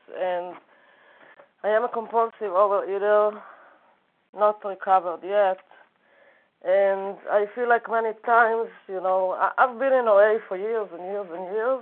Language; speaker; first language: English; non-native, fluent; Hebrew